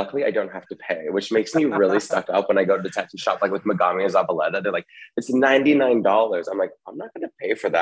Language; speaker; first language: English; native; English